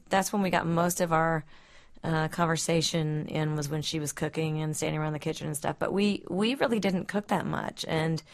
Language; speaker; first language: English; native; English